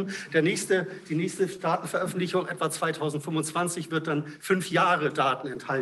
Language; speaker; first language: German; native; German